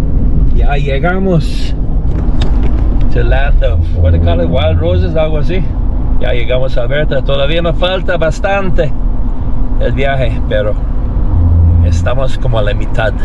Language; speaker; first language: Spanish; non-native, fluent; English